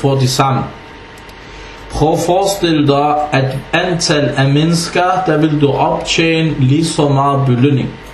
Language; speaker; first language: Danish; non-native, fluent; Arabic